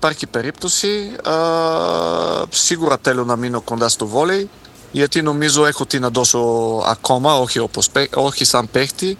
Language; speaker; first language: Greek; non-native, fluent; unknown